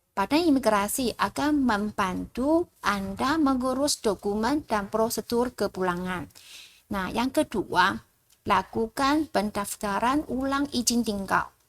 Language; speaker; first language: Indonesian; non-native, fluent; Chinese